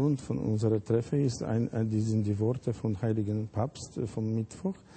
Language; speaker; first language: German; non-native, fluent; Polish